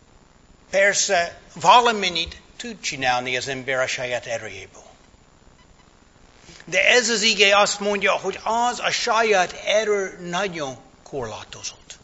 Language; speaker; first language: Hungarian; non-native, fluent; English